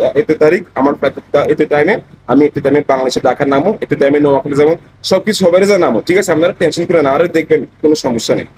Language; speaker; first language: Bangla; non-native, fluent; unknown